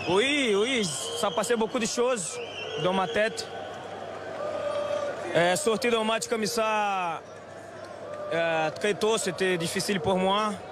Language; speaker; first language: French; non-native, fluent; Portuguese